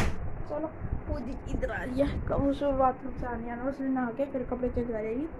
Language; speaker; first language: Hindi; native; Hindi